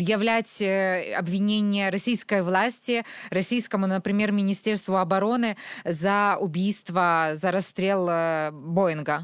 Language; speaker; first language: Russian; native; Russian